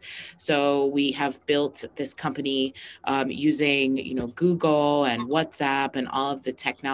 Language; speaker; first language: English; native; English